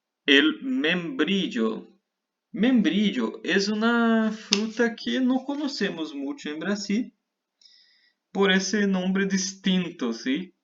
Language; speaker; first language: Spanish; non-native, fluent; Portuguese